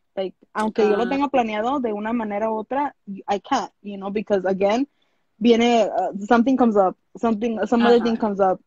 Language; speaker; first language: Spanish; early bilingual, heritage; Spanish